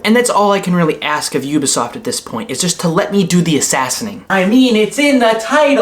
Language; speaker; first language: English; native; English